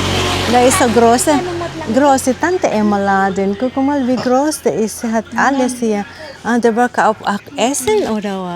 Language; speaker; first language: German; non-native, learner; Filipino